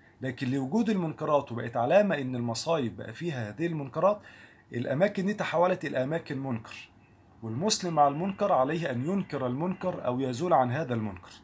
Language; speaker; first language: Arabic; native; Arabic